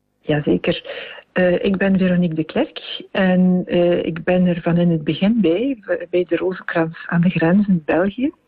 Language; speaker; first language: Dutch; native; Dutch